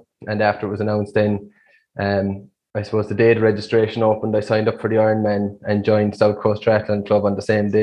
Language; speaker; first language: English; native; English